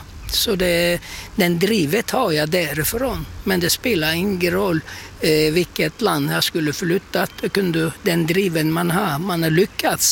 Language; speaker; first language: Swedish; non-native, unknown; Turkish